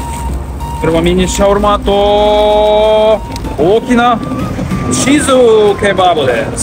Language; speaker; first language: Japanese; non-native, learner; Russian